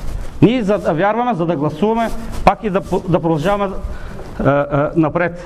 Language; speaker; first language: Bulgarian; non-native, local second language; Turkish